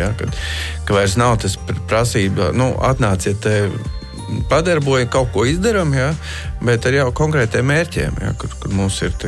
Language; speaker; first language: Latvian; native; Latvian